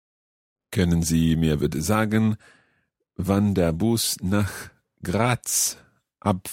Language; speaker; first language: German; non-native, learner; English